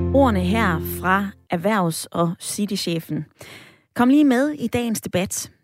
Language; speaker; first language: Danish; native; Danish